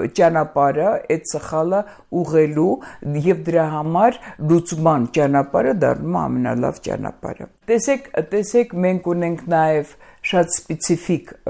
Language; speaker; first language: Armenian; native; Armenian